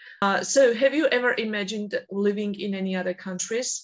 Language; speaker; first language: English; non-native, fluent; Georgian